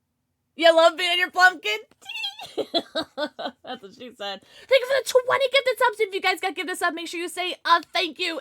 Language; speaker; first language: English; native; English